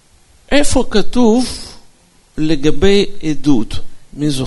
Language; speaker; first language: Hebrew; non-native, fluent; Russian